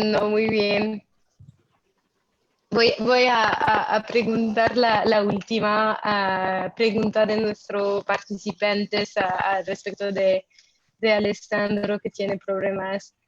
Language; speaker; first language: Spanish; non-native, fluent; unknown